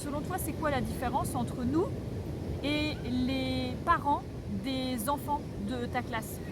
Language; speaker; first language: French; native; French